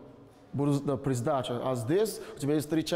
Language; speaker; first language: Russian; non-native, learner; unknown